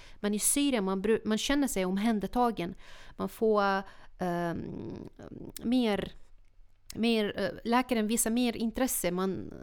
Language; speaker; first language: Swedish; non-native, fluent; Arabic